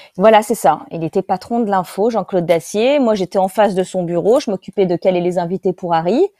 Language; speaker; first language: French; native; French